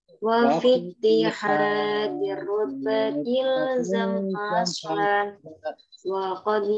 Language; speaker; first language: Arabic; non-native, fluent; Indonesian